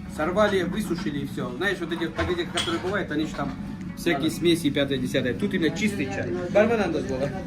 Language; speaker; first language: Russian; non-native, fluent; Persian